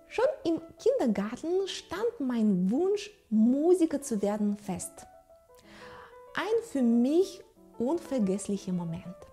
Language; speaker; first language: German; non-native, fluent; Russian